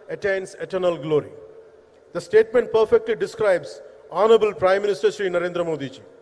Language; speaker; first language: English; non-native, local second language; Telugu